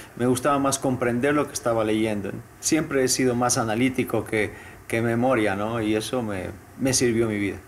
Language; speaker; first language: Spanish; native; Spanish